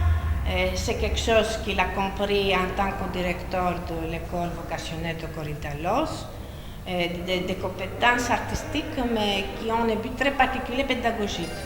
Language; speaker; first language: French; non-native, fluent; Greek